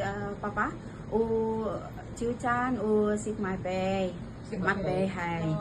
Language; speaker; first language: Cantonese; non-native, learner; Indonesian